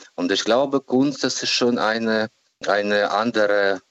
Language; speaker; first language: German; non-native, learner; Ukrainian